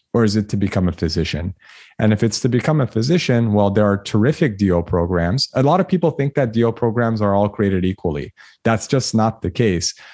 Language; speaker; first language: English; early bilingual, other home language; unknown